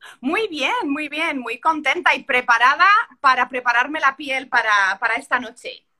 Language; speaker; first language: Spanish; native; Spanish